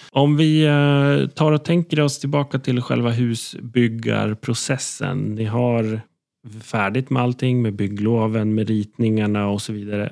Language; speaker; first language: Swedish; native; Swedish